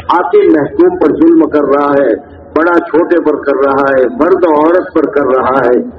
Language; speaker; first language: Urdu; native; Urdu